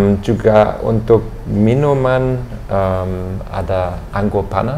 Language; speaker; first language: Indonesian; non-native, fluent; German